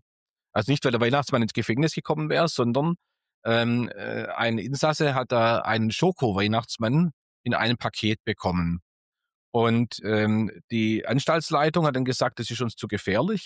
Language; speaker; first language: German; native; German